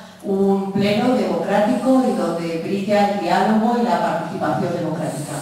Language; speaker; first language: Spanish; native; Spanish